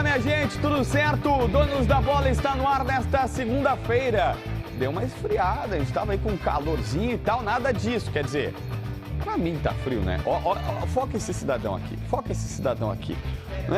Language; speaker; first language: Portuguese; native; Portuguese